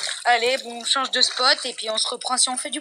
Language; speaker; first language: French; native; French